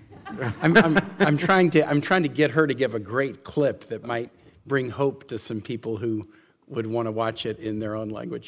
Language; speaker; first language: English; native; English